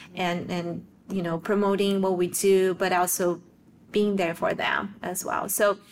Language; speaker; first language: English; non-native, fluent; Portuguese